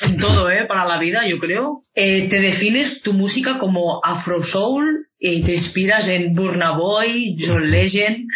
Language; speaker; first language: Spanish; native; Spanish